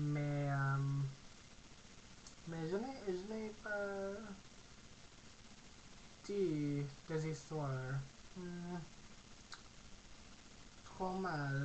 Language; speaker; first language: French; non-native, learner; English